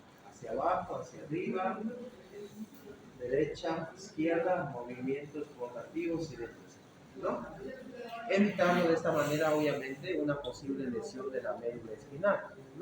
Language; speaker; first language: Spanish; native; Spanish